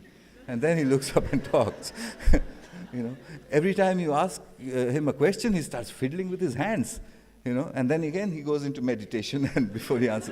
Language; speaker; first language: English; non-native, local second language; Bangla